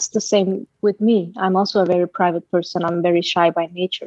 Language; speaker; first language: English; non-native, fluent; Danish